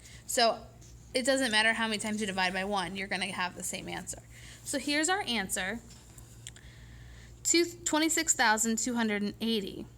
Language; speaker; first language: English; native; English